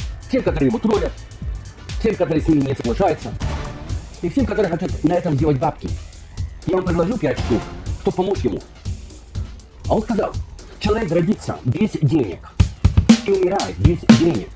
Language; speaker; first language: Russian; non-native, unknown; Polish